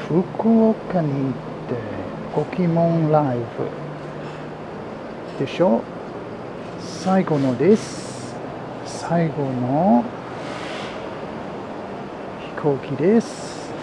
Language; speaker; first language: Japanese; non-native, learner; English